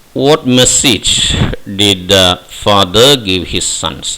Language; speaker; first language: English; non-native, local second language; Malayalam